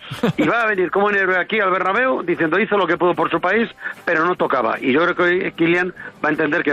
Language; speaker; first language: Spanish; native; Spanish